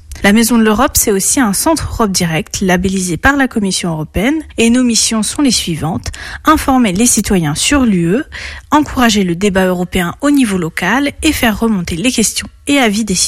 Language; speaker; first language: French; native; French